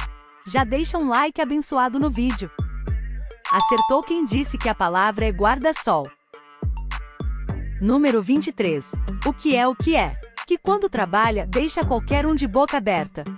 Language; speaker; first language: Portuguese; native; Portuguese